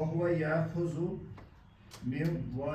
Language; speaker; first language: Arabic; non-native, learner; Kashmiri